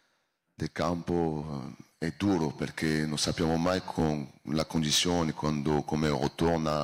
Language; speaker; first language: Italian; non-native, learner; French